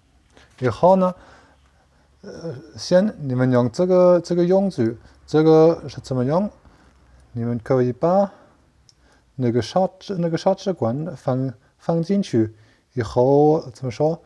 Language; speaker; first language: Chinese; non-native, learner; German